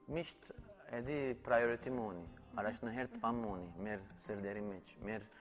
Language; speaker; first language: Armenian; early bilingual, heritage; Armenian